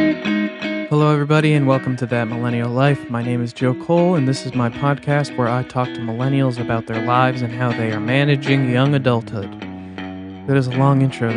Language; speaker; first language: English; native; English